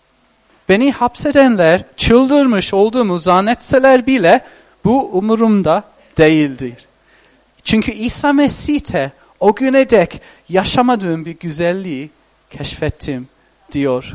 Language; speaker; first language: Turkish; non-native, fluent; English